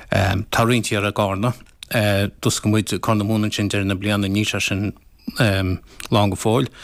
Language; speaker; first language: Irish; native; Irish